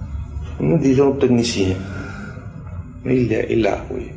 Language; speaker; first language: French; non-native, fluent; Spanish